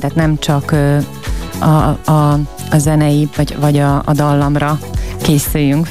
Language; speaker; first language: Hungarian; native; Hungarian